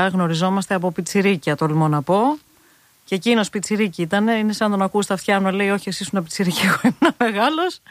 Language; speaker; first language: Greek; native; Greek